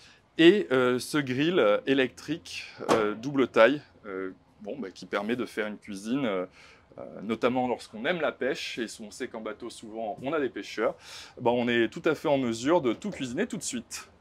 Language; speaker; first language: French; native; French